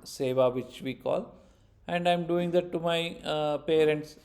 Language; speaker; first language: English; non-native, local second language; Kannada